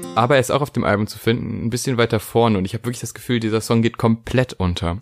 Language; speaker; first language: German; native; German